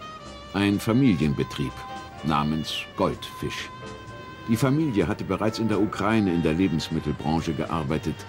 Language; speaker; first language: German; native; German